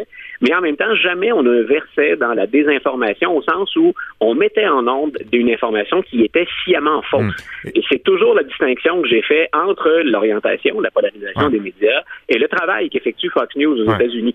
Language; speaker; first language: French; native; French